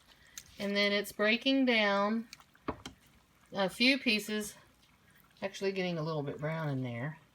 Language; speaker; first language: English; native; English